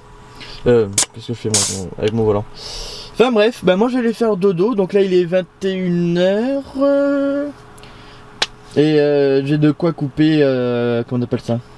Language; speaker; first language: French; native; French